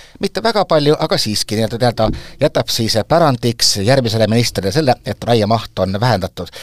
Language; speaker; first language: Estonian; native; Estonian